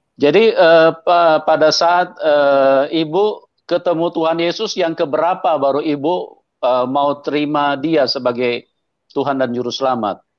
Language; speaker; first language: Indonesian; native; Indonesian